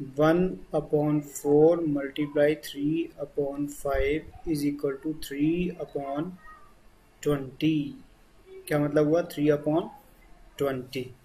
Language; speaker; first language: Hindi; native; Hindi